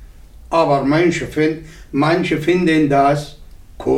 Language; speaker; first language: German; non-native, learner; Arabic